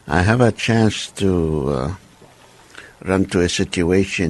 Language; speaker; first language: English; non-native, fluent; Arabic